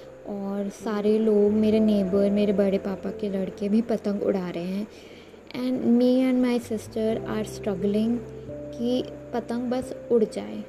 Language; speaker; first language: Hindi; native; Hindi